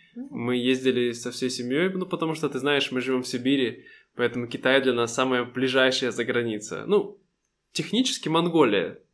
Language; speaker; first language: Russian; native; Russian